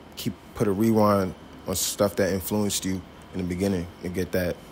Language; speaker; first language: English; native; English